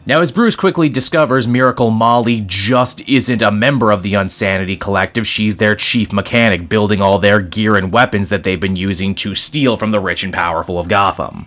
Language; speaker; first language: English; native; English